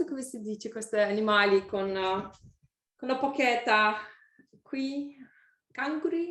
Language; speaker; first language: Italian; non-native, learner; English